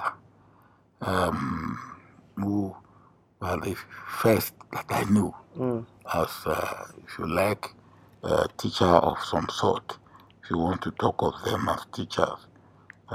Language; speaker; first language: English; non-native, local second language; Yoruba